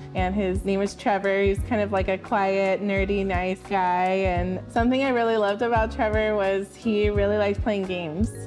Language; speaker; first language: English; native; English